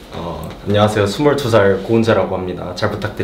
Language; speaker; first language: Korean; native; Korean